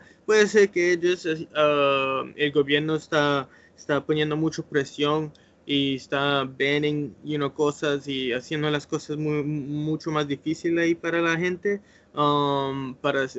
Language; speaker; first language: Spanish; early bilingual, heritage; English